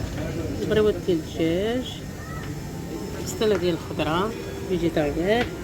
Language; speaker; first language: Arabic; native; Arabic